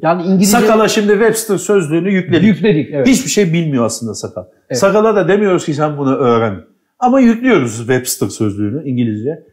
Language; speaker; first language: Turkish; native; Turkish